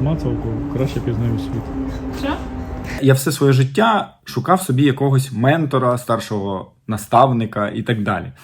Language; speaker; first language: Ukrainian; non-native, local second language; Russian